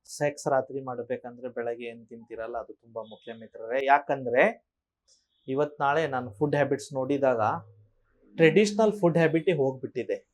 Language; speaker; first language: Kannada; native; Kannada